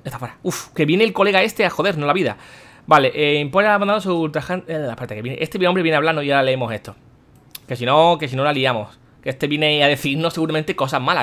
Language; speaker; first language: Spanish; native; Spanish